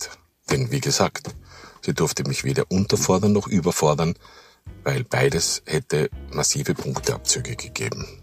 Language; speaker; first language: German; native; German